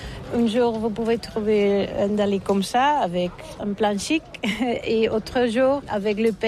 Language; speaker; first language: French; non-native, learner; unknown